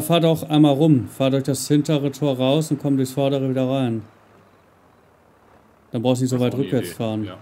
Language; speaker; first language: German; native; German